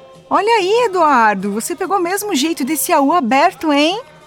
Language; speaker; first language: Portuguese; native; Portuguese